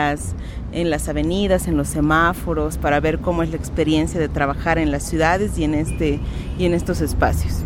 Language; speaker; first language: Spanish; native; Spanish